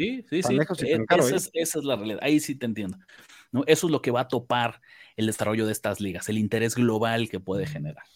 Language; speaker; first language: Spanish; native; Spanish